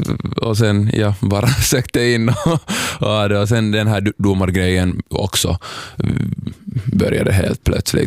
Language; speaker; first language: Swedish; non-native, local second language; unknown